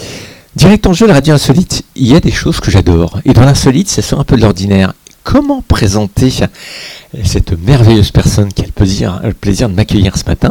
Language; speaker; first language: French; native; French